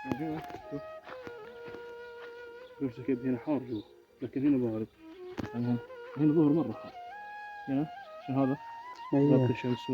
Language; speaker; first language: Arabic; non-native, learner; Bangla